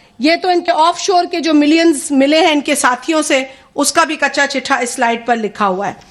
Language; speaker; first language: Urdu; non-native, local second language; Sindhi